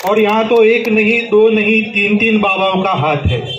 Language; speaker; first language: Hindi; non-native, local second language; Marathi